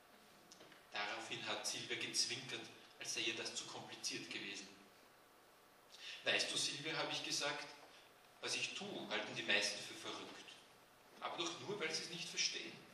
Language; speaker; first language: German; native; German